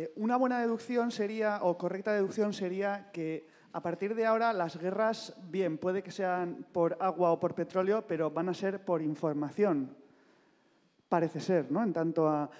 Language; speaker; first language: Spanish; non-native, local second language; Basque